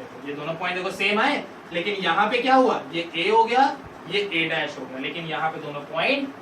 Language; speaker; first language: Hindi; native; Hindi